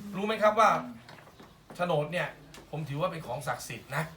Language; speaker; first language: Thai; native; Thai